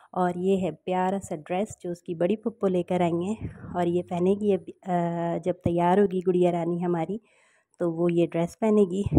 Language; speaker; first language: Urdu; native; Urdu